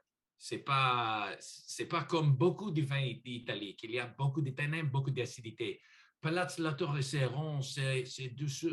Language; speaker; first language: French; non-native, learner; English